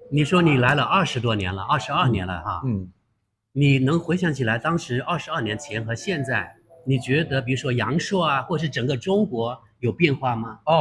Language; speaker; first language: Chinese; native; Chinese